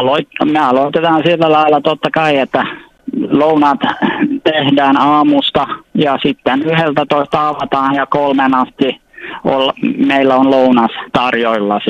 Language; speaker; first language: Finnish; non-native, local second language; Swedish